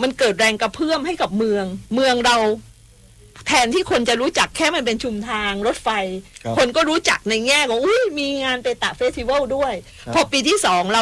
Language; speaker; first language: Thai; native; Thai